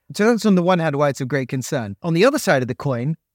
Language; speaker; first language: English; native; English